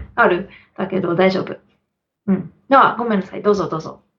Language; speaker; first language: Japanese; non-native, learner; English